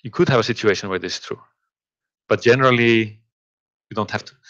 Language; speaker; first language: English; non-native, fluent; Icelandic